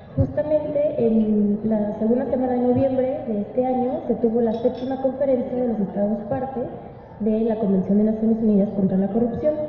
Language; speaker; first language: Spanish; native; Spanish